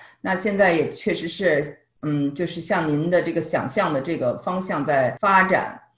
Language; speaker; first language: Chinese; native; Chinese